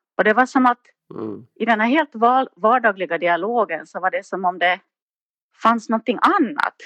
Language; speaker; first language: Swedish; native; Swedish